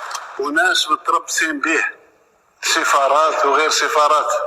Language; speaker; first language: Arabic; native; Arabic